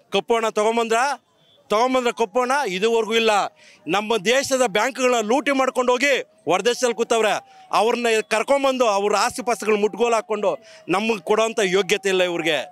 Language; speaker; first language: Kannada; native; Kannada